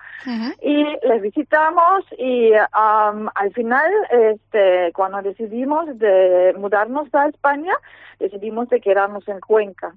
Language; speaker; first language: Spanish; non-native, fluent; German